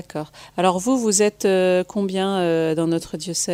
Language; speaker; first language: French; native; French